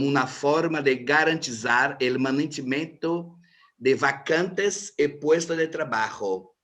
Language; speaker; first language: Spanish; non-native, fluent; Portuguese